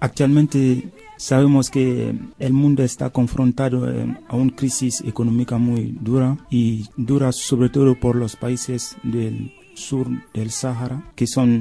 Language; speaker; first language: Spanish; non-native, fluent; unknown